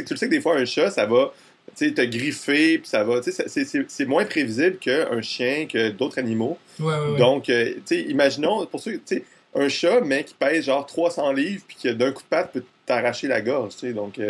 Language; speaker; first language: French; native; French